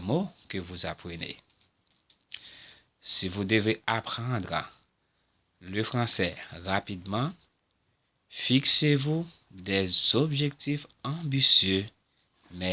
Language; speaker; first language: French; non-native, local second language; Haitian Creole